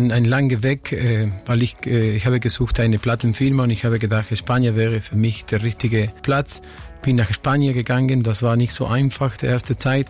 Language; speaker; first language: German; non-native, fluent; Spanish